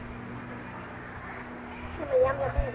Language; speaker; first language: Spanish; native; Spanish